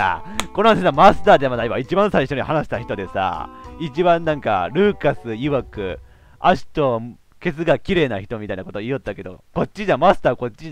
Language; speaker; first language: Japanese; native; Japanese